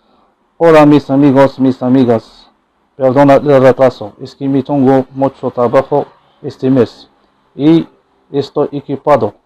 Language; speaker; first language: Spanish; non-native, learner; Arabic